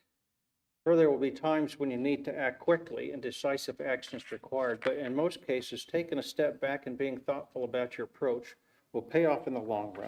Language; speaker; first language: English; native; English